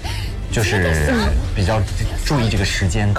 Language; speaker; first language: Chinese; native; Chinese